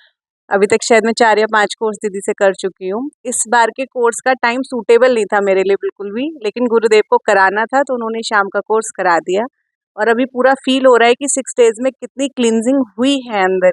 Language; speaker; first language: Hindi; native; Hindi